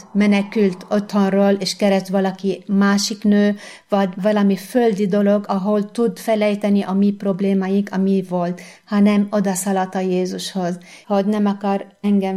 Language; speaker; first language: Hungarian; non-native, fluent; Arabic